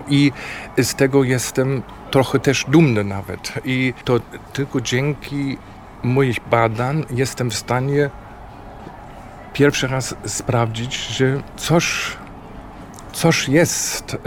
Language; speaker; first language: Polish; non-native, fluent; German